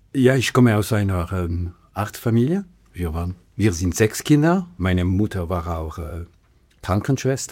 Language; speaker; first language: German; non-native, local second language; French